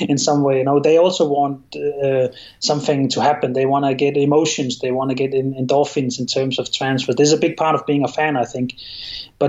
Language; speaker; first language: English; non-native, fluent; Danish